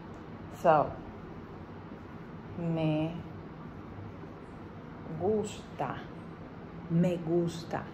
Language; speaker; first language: Spanish; non-native, fluent; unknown